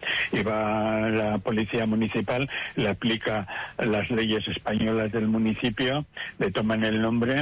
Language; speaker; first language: Spanish; native; Spanish